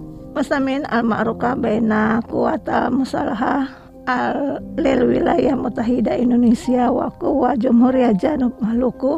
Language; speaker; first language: Arabic; non-native, fluent; Indonesian